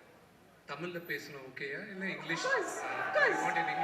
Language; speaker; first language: Tamil; non-native, local second language; Telugu